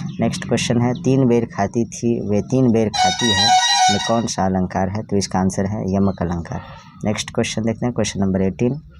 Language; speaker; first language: Hindi; native; Hindi